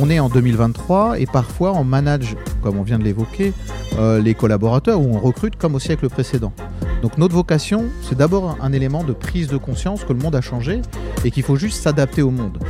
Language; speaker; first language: French; native; French